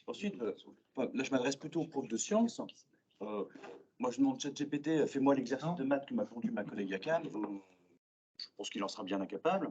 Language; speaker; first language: French; native; French